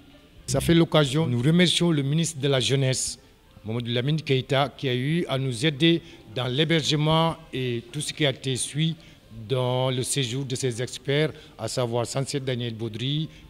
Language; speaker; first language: French; non-native, local second language; Wolof